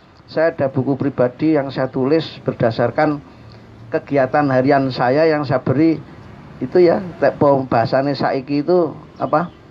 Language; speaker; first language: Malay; non-native, local second language; Javanese